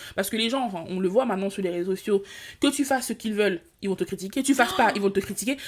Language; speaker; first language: French; early bilingual, other home language; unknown